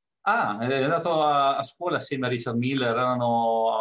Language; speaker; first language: Italian; native; Italian